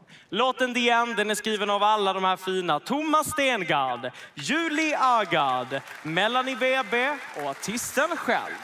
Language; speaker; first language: Swedish; native; Swedish